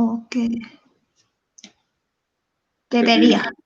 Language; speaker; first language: Spanish; non-native, learner; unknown